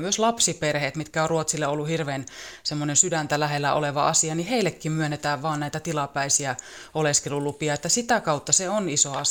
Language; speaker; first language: Finnish; native; Finnish